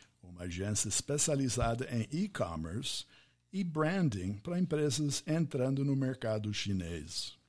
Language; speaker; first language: Portuguese; non-native, fluent; English